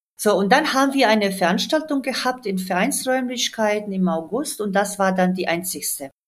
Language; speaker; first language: German; non-native, fluent; Croatian